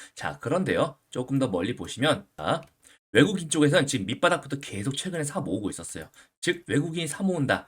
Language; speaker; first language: Korean; native; Korean